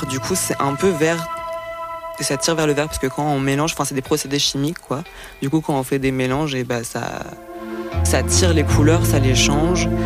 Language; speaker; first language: French; native; French